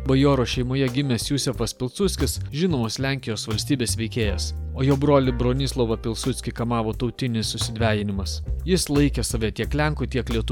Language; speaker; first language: Lithuanian; native; Lithuanian